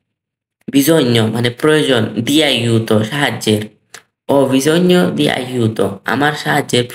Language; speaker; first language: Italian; non-native, fluent; Bangla